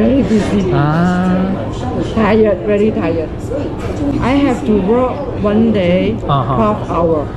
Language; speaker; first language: English; non-native, learner; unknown